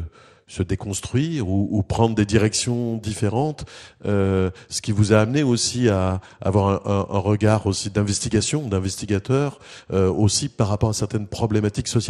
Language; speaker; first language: French; native; French